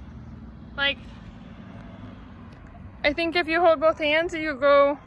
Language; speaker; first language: English; native; English